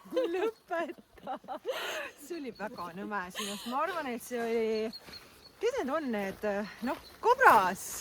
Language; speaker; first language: Estonian; native; Estonian